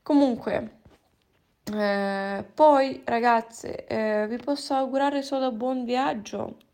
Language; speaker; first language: Italian; non-native, fluent; Russian